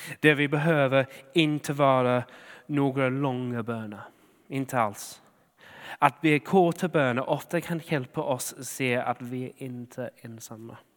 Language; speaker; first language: Swedish; non-native, fluent; English